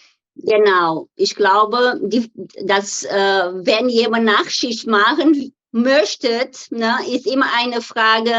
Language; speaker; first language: German; non-native, fluent; Portuguese